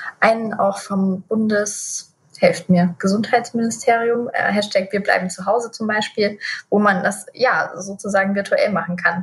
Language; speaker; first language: German; native; German